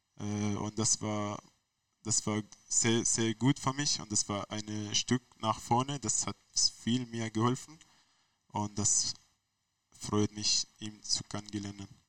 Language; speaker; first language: German; non-native, learner; Arabic